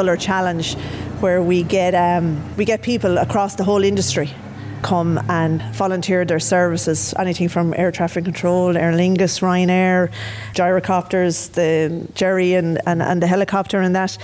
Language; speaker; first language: English; native; English